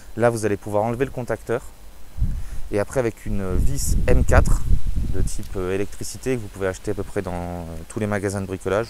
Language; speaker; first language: French; native; French